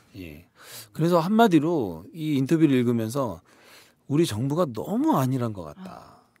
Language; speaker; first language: Korean; native; Korean